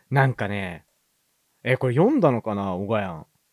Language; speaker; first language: Japanese; native; Japanese